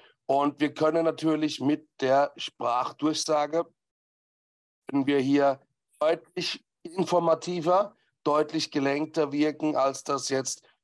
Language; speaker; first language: German; native; German